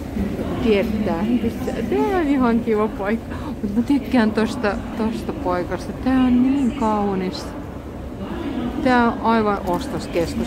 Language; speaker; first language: Finnish; non-native, fluent; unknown